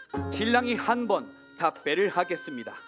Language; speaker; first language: Korean; native; Korean